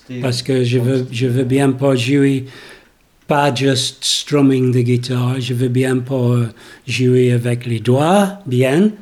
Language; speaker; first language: French; non-native, learner; English